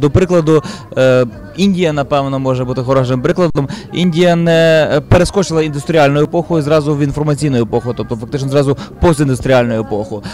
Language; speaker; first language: Ukrainian; native; Ukrainian